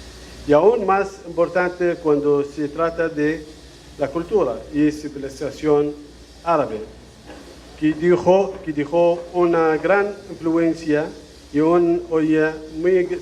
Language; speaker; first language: Spanish; non-native, fluent; Arabic